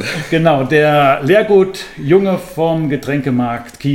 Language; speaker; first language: German; native; German